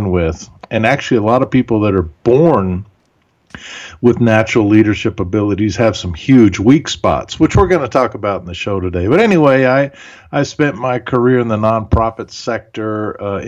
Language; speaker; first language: English; early bilingual, other home language; German